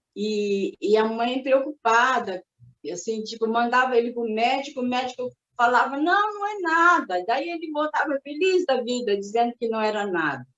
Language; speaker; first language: Portuguese; early bilingual, other home language; Japanese